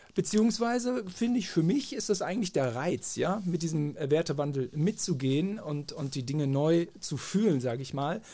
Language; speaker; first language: German; native; German